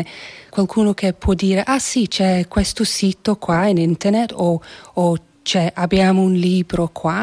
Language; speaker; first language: Italian; non-native, fluent; English